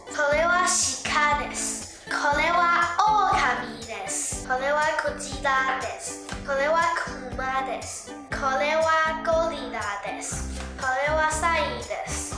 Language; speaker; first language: Japanese; non-native, learner; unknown